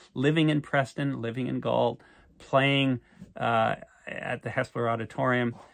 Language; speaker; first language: English; native; English